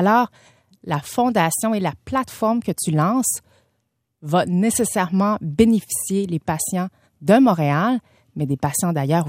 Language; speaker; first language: French; early bilingual, other home language; Vietnamese